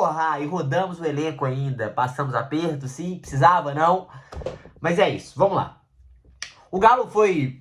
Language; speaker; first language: Portuguese; native; Portuguese